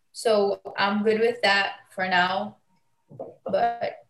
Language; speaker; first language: English; early bilingual, other home language; Portuguese